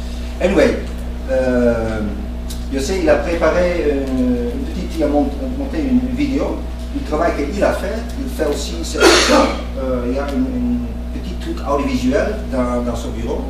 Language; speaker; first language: French; non-native, fluent; English